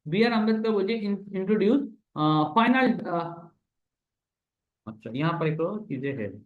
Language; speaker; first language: Hindi; non-native, local second language; Bangla